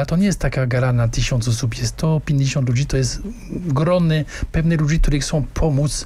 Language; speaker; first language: Polish; non-native, learner; French